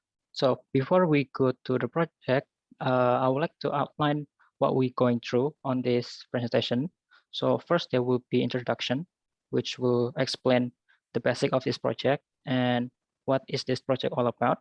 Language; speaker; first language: English; non-native, learner; Indonesian